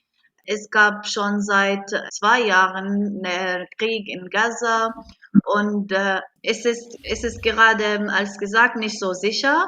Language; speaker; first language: German; non-native, fluent; Arabic